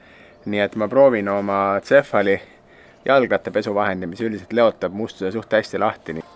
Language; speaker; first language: Estonian; native; Estonian